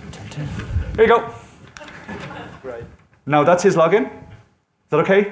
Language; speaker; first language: English; native; English